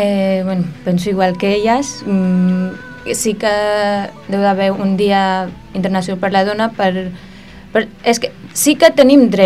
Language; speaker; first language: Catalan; early bilingual, other home language; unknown